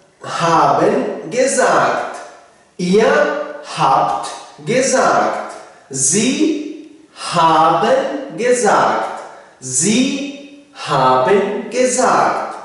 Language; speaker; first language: German; non-native, fluent; Tajik